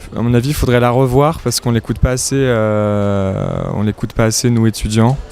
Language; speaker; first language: French; native; French